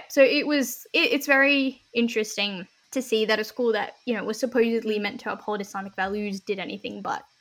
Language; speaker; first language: English; early bilingual, other home language; Hindi